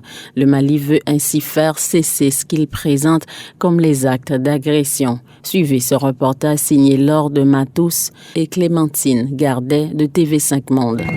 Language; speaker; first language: French; native; French